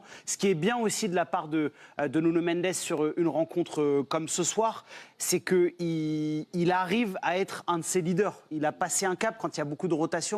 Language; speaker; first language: French; native; French